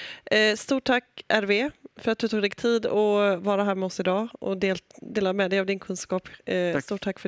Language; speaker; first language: Swedish; native; Swedish